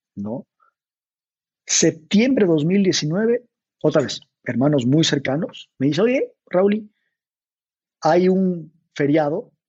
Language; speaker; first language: Spanish; native; Spanish